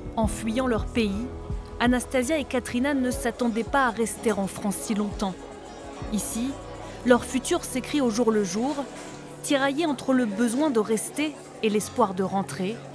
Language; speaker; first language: French; native; French